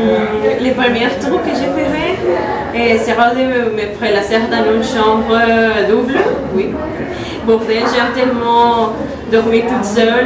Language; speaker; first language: French; non-native, learner; Spanish